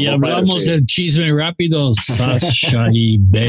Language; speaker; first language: Spanish; non-native, learner; English